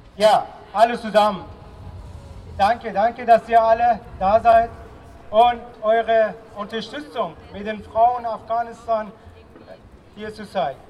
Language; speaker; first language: German; non-native, learner; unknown